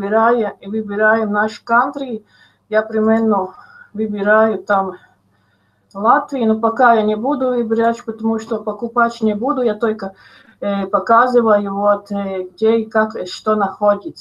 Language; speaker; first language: Russian; non-native, local second language; Latvian